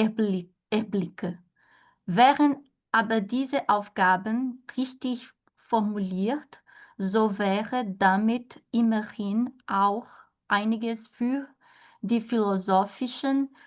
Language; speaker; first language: German; non-native, learner; Portuguese